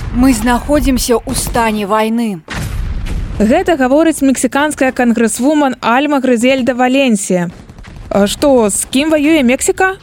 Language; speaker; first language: Belarusian; native; Belarusian